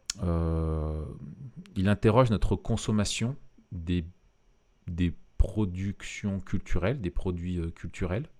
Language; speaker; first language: French; native; French